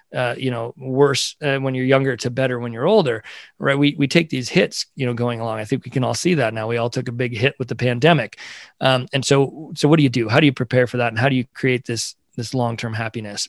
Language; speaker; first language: English; native; English